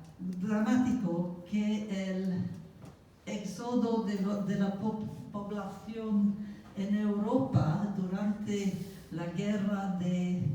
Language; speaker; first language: Spanish; non-native, fluent; English